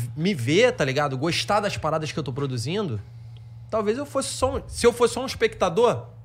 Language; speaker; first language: Portuguese; native; Portuguese